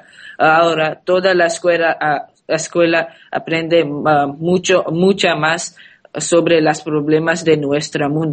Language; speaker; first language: Spanish; non-native, learner; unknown